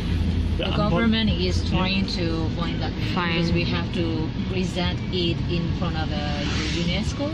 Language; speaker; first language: English; non-native, learner; Indonesian